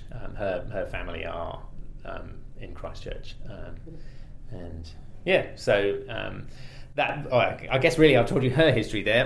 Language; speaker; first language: English; native; English